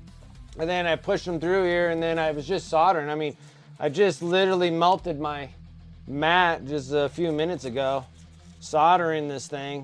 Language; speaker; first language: English; native; English